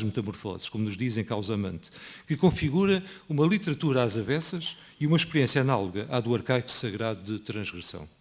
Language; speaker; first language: Portuguese; native; Portuguese